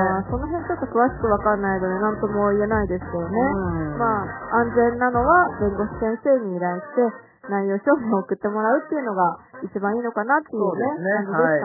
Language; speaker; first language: Japanese; native; Japanese